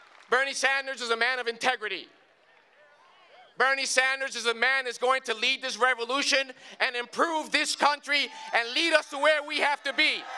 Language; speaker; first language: English; early bilingual, other home language; Spanish